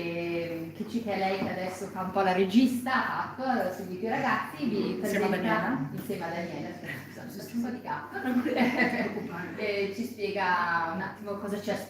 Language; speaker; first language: Italian; native; Italian